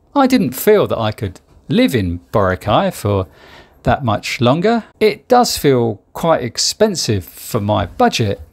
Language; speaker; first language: English; native; English